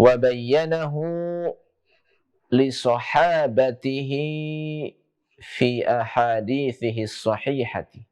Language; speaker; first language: Arabic; non-native, fluent; Indonesian